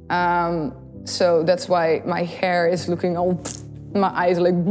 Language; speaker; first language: English; non-native, fluent; Dutch